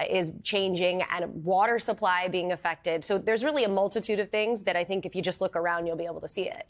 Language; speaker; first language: English; native; English